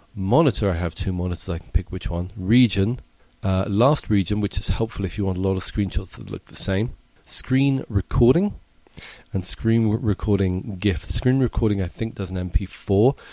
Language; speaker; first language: English; native; English